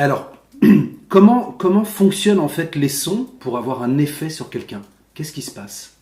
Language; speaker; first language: French; native; French